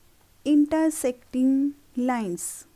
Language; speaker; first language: English; non-native, local second language; Marathi